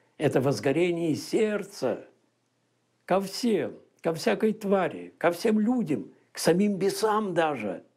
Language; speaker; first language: Russian; native; Russian